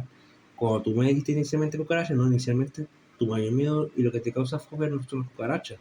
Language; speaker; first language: Spanish; native; Spanish